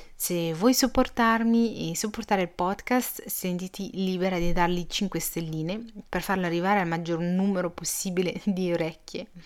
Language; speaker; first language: Italian; early bilingual, other home language; Arabic